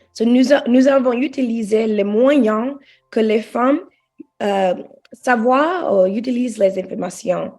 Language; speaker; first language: French; non-native, learner; English